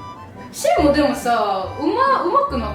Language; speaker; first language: Japanese; native; Japanese